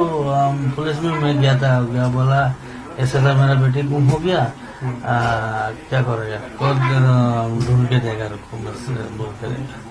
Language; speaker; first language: Hindi; non-native, local second language; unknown